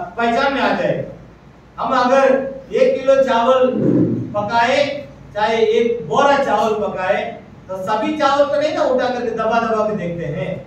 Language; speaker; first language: Hindi; non-native, local second language; Malayalam